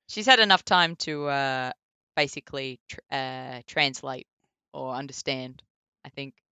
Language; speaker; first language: English; native; English